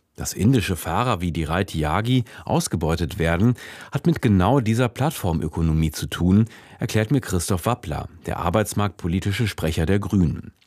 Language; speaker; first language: German; native; German